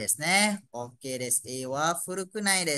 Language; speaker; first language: Japanese; non-native, fluent; Malay